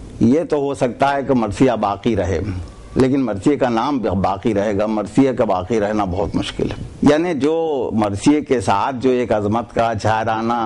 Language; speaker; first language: Urdu; native; Urdu